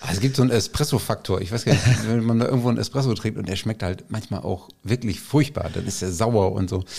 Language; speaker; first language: German; native; German